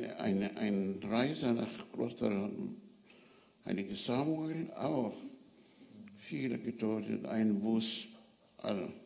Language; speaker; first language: German; non-native, learner; Arabic